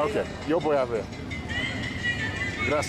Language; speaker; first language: Spanish; non-native, learner; English